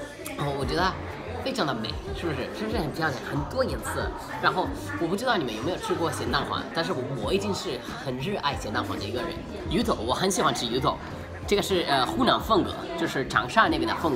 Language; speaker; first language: Chinese; non-native, fluent; English